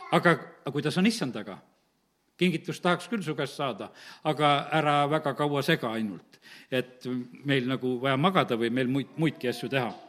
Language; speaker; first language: Estonian; native; Estonian